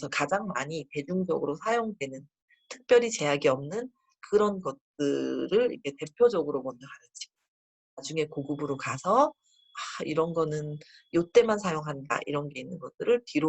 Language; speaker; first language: Korean; native; Korean